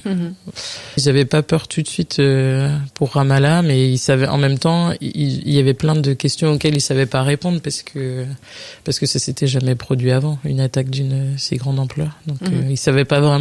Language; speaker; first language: French; native; French